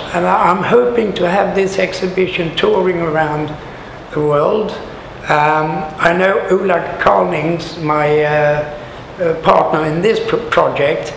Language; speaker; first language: English; non-native, fluent; Swedish